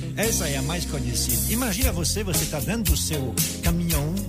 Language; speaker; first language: Portuguese; non-native, fluent; French